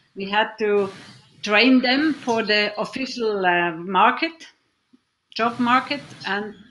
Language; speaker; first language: English; non-native, fluent; German